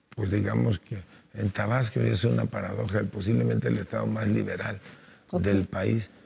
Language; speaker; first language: Spanish; native; Spanish